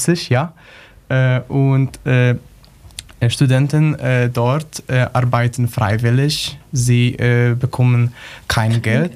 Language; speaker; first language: German; non-native, learner; Polish